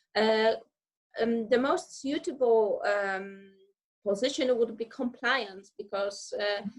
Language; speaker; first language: English; non-native, fluent; Polish